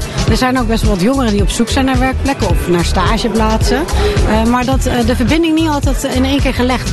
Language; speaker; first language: Dutch; native; Dutch